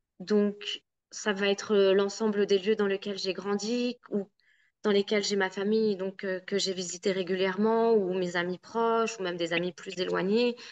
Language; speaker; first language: French; native; French